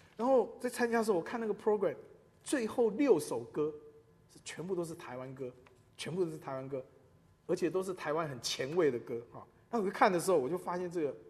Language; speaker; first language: Chinese; non-native, local second language; Min Nan Chinese